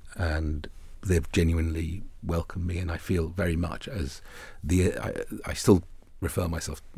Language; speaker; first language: English; early bilingual, other home language; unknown